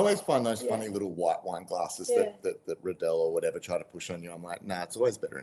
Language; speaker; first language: English; native; English